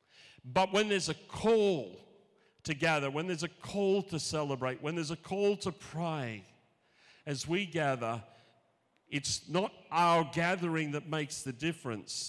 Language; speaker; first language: English; native; English